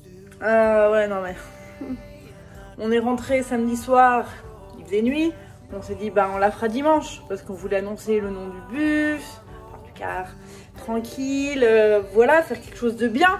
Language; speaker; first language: French; native; French